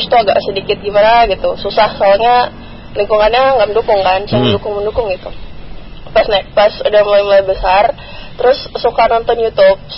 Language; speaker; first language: English; non-native, learner; Indonesian